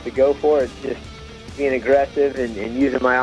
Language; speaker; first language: English; native; English